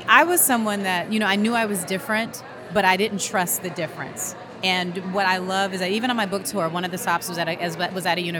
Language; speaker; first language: English; native; English